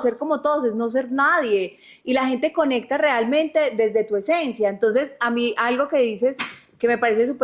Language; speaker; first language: Spanish; native; Spanish